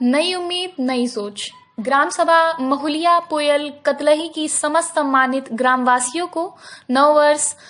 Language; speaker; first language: Hindi; native; Hindi